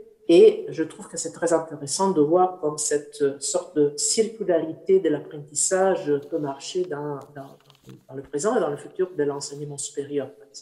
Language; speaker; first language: French; non-native, fluent; Italian